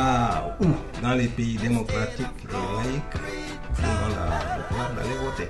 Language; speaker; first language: French; non-native, local second language; Wolof